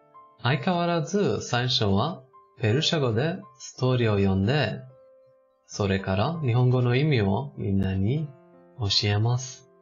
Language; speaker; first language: Japanese; non-native, fluent; Persian